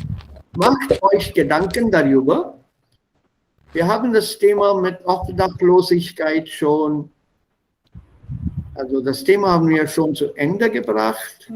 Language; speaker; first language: German; non-native, fluent; Hindi